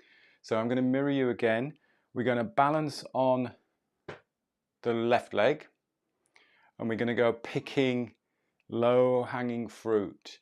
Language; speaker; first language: English; native; English